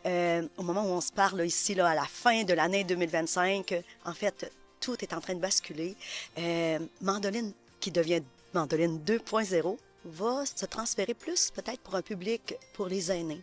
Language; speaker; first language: French; native; French